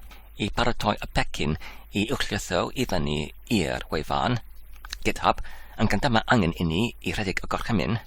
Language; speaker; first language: Welsh; non-native, learner; English